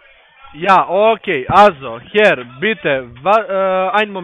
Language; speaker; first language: German; non-native, learner; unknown